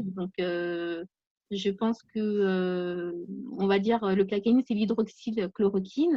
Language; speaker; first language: French; native; French